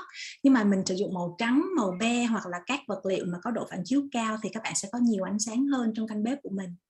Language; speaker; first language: Vietnamese; native; Vietnamese